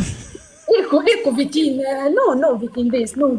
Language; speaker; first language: English; non-native, learner; Arabic